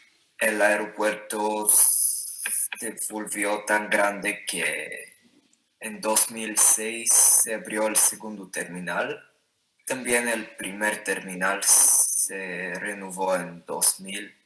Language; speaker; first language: Spanish; non-native, learner; Bulgarian